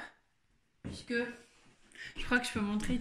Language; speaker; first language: French; native; French